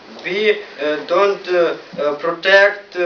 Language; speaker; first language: English; non-native, learner; Ukrainian